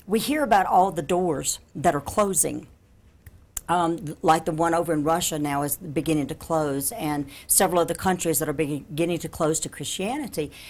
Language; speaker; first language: English; native; English